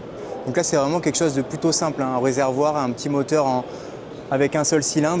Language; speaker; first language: French; native; French